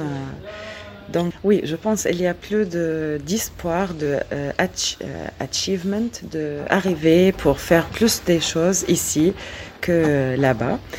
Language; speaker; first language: French; non-native, learner; Arabic